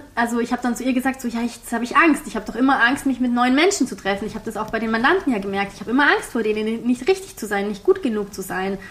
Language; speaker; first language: German; early bilingual, heritage; German